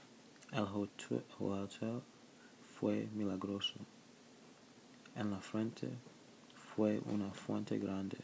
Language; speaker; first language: Spanish; non-native, learner; English